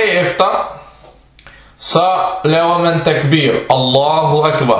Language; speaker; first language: Danish; early bilingual, other home language; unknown